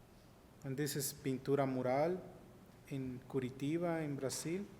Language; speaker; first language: English; non-native, learner; Spanish